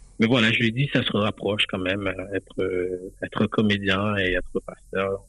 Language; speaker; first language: French; non-native, local second language; Haitian Creole